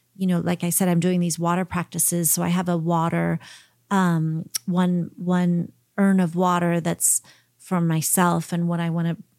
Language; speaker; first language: English; early bilingual, heritage; English